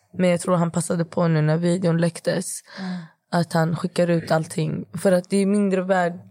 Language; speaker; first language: Swedish; early bilingual, other home language; Kurdish